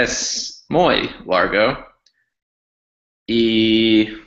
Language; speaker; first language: Spanish; non-native, learner; English